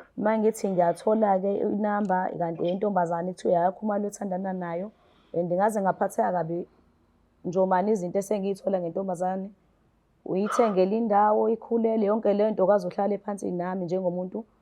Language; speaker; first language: Zulu; native; Zulu